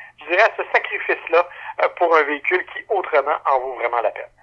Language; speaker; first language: French; native; French